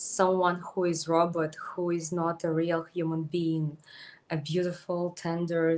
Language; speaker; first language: English; non-native, fluent; Ukrainian